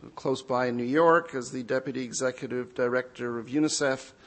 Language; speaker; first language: English; native; English